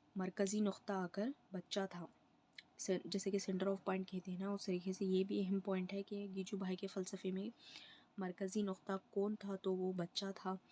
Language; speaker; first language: Urdu; native; Urdu